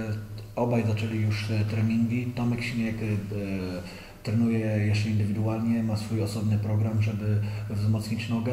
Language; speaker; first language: Polish; native; Polish